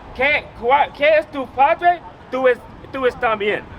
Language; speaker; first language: Spanish; non-native, learner; English